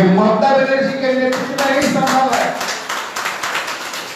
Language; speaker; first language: Hindi; native; Hindi